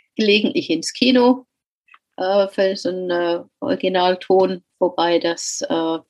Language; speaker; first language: German; non-native, fluent; English